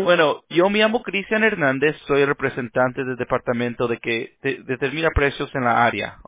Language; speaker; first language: Spanish; early bilingual, heritage; Spanish